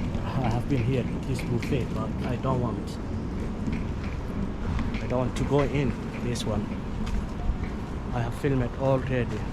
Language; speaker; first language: English; non-native, fluent; Somali